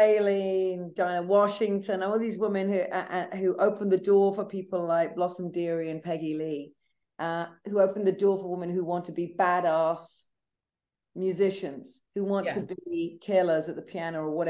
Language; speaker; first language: English; native; English